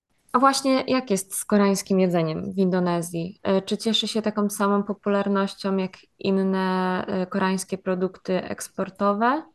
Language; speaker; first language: Polish; native; Polish